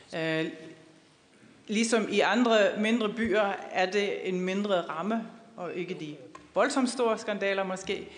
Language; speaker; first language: Danish; non-native, fluent; German